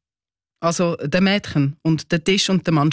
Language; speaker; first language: German; native; German